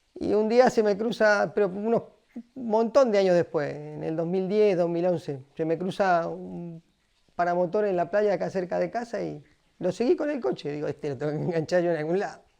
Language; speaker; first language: Spanish; native; Spanish